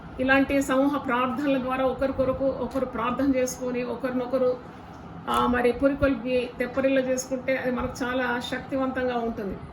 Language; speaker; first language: Telugu; non-native, local second language; Malayalam